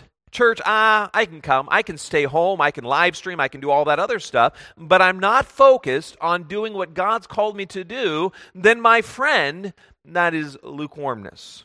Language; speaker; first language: English; native; English